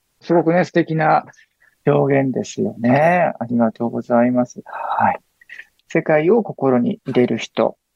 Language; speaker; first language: Japanese; native; Japanese